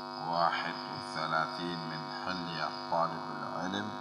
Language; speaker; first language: Arabic; non-native, fluent; Indonesian